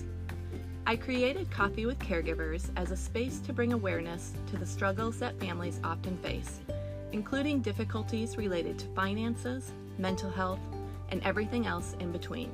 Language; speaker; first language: English; native; English